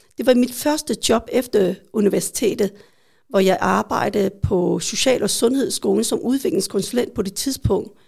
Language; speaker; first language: Danish; early bilingual, other home language; Vietnamese